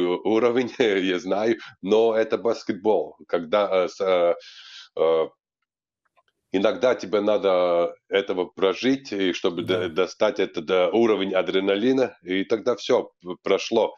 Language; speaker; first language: Russian; non-native, local second language; Latvian